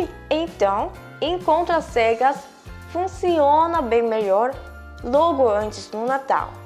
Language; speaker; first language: Portuguese; non-native, fluent; Korean